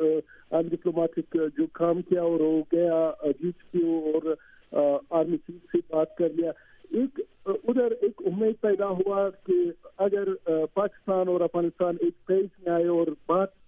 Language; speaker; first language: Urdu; non-native, learner; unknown